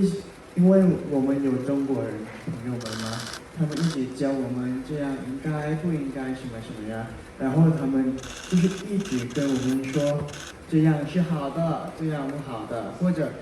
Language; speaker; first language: Chinese; non-native, fluent; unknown